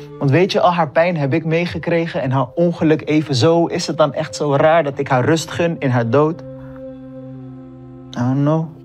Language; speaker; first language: Dutch; early bilingual, other home language; Hebrew